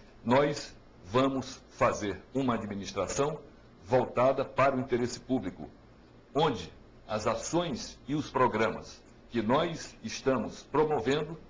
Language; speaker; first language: Portuguese; native; Portuguese